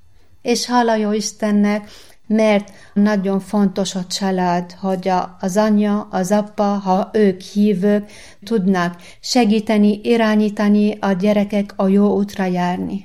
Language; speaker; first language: Hungarian; non-native, fluent; Arabic